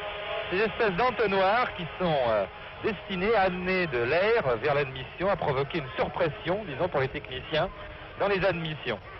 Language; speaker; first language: French; native; French